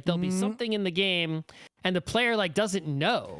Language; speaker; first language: English; native; English